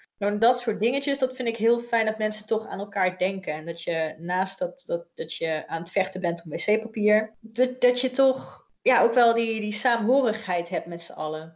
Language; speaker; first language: Dutch; native; Dutch